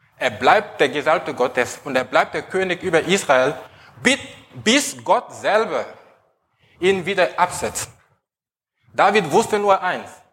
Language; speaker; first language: German; non-native, fluent; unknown